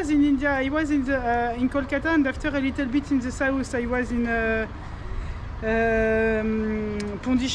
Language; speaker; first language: English; non-native, learner; French